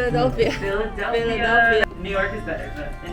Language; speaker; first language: English; native; English